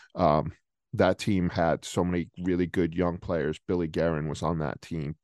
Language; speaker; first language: English; native; English